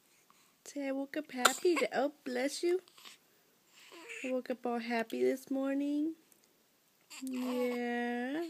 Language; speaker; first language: English; early bilingual, other home language; Spanish